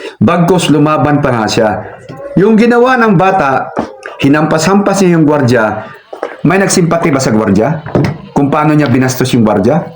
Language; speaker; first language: Filipino; non-native, local second language; Cebuano